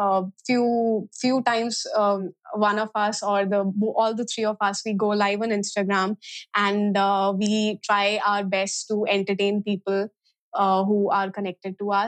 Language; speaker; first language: English; non-native, local second language; Hindi